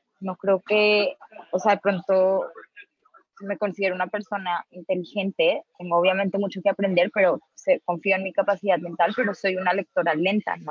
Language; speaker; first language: Spanish; native; Spanish